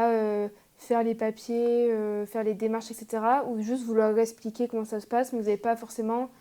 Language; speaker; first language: French; native; French